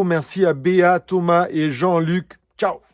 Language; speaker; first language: French; native; French